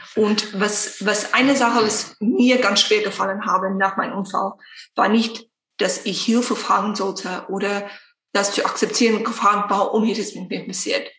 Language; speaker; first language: German; non-native, fluent; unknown